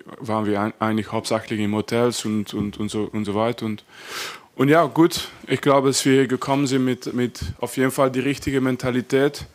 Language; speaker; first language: German; non-native, fluent; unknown